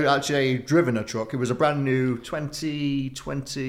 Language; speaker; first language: English; native; English